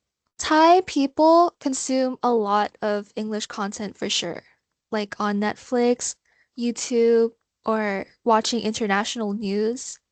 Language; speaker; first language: English; non-native, fluent; Thai